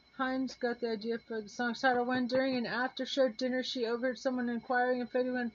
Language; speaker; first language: English; native; English